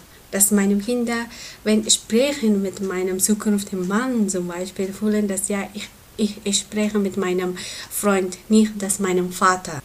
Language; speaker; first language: German; non-native, learner; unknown